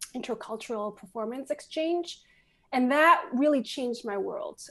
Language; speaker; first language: English; native; English